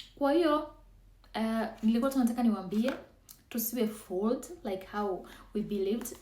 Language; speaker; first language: Swahili; native; Swahili